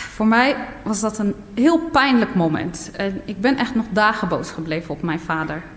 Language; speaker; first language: Dutch; early bilingual, other home language; Riffian